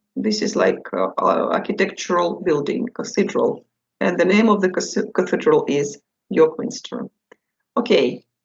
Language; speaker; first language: English; non-native, fluent; Russian